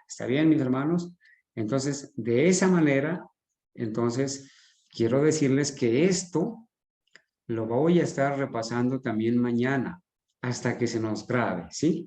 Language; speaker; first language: Spanish; native; Spanish